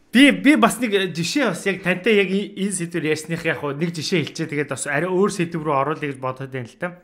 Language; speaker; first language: Mongolian; native; Mongolian